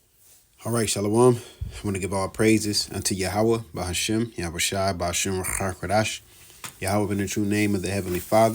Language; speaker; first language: English; native; English